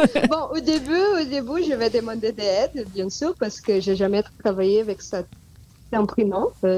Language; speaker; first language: French; non-native, fluent; Portuguese